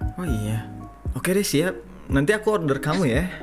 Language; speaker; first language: English; non-native, fluent; Indonesian